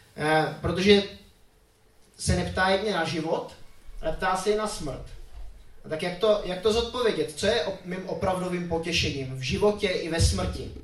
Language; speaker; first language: Czech; native; Czech